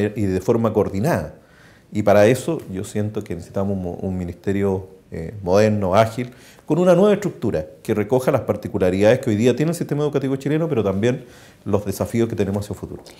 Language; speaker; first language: Spanish; native; Spanish